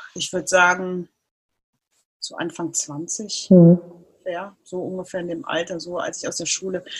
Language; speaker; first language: German; native; German